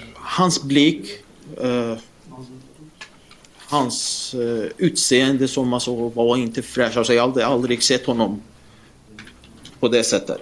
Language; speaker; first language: Swedish; non-native, fluent; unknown